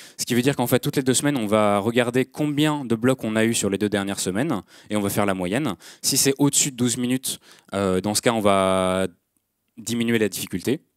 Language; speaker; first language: French; native; French